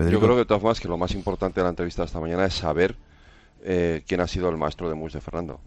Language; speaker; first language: Spanish; native; Spanish